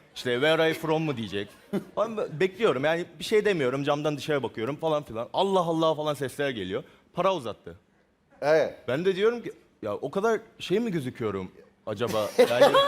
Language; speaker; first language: Turkish; non-native, fluent; Spanish